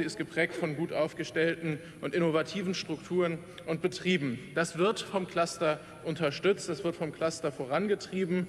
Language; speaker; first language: German; native; German